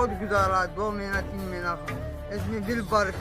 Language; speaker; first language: Hindi; non-native, local second language; Pashto